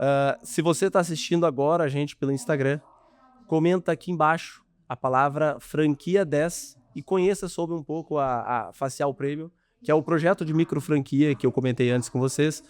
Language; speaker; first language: Portuguese; native; Portuguese